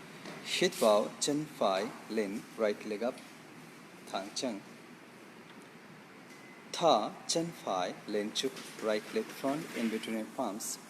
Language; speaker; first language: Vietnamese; non-native, learner; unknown